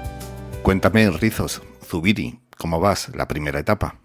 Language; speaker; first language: Spanish; native; Spanish